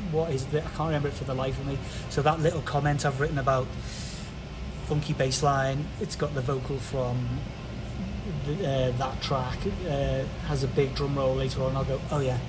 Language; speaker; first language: English; native; English